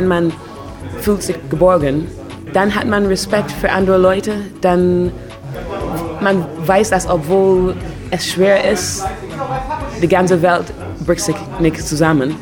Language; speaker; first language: Dutch; non-native, learner; German